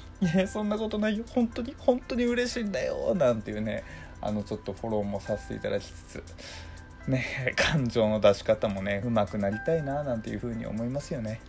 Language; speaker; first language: Japanese; native; Japanese